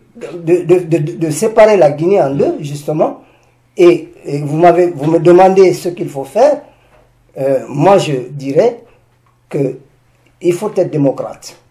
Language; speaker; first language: French; non-native, local second language; Susu